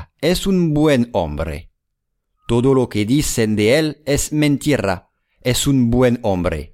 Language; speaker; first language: Spanish; non-native, fluent; English